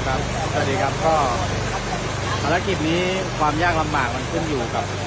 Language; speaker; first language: Thai; native; Thai